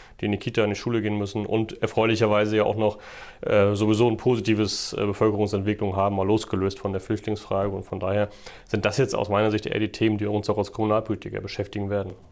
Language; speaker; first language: German; native; German